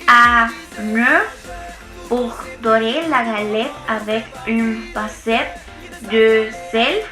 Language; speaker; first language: French; non-native, learner; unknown